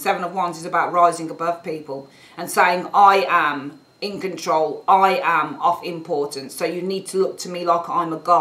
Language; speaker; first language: English; native; English